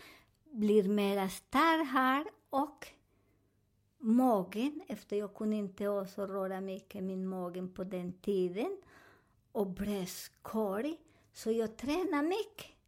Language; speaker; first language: Swedish; non-native, learner; Spanish